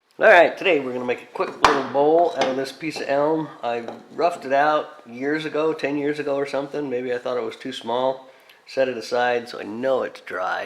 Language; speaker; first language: English; native; English